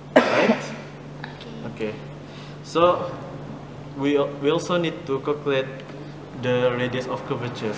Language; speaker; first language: English; non-native, local second language; Malay